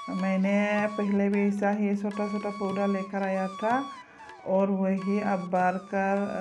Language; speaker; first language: Hindi; non-native, learner; Bodo